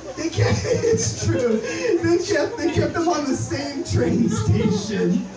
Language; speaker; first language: English; native; English